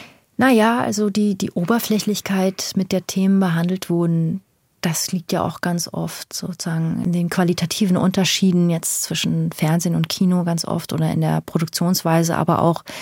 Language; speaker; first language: German; early bilingual, other home language; Persian